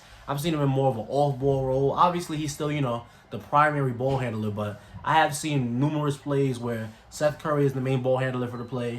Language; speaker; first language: English; native; English